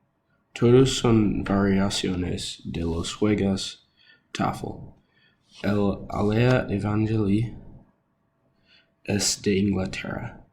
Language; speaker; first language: Spanish; non-native, learner; English